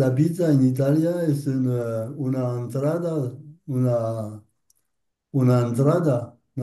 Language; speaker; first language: Spanish; non-native, learner; French